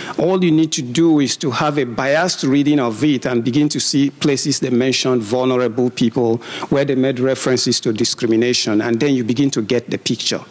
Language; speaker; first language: English; non-native, local second language; Igbo